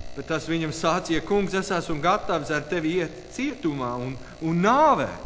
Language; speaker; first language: Latvian; non-native, learner; English